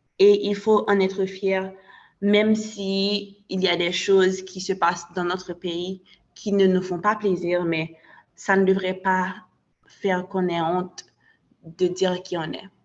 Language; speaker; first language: French; non-native, local second language; Haitian Creole